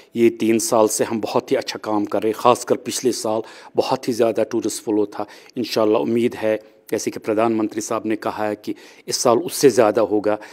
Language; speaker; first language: Hindi; non-native, local second language; Kashmiri